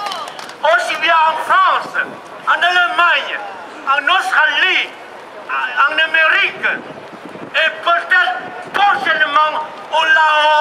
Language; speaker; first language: French; non-native, fluent; Lao